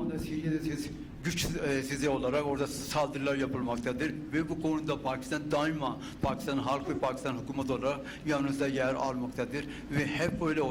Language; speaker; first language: Turkish; non-native, fluent; Urdu